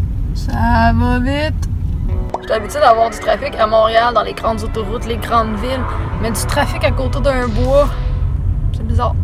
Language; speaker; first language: French; native; French